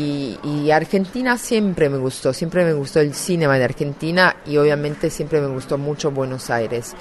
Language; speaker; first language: Spanish; non-native, fluent; Italian